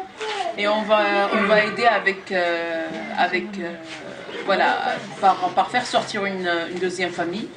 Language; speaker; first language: French; non-native, local second language; Arabic